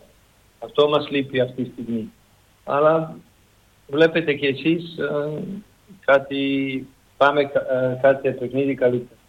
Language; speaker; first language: Greek; non-native, learner; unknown